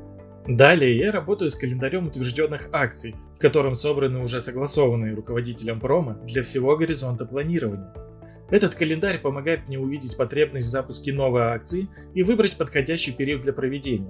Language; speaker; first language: Russian; native; Russian